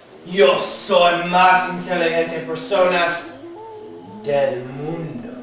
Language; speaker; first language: Spanish; non-native, learner; English